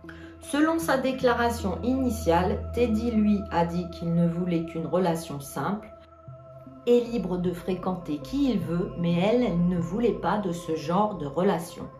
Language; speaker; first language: French; native; French